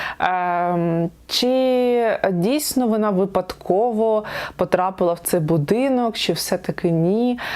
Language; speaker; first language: Ukrainian; native; Ukrainian